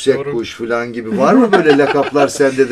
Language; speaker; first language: Turkish; native; Turkish